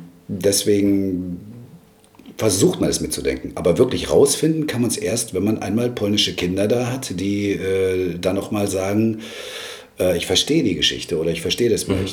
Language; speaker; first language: German; native; German